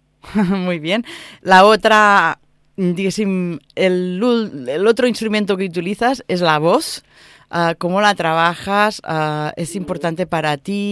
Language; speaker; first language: Spanish; non-native, local second language; Catalan